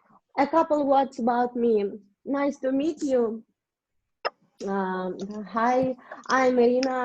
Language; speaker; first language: English; non-native, learner; Russian